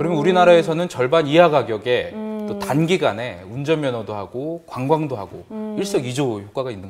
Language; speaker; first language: Korean; native; Korean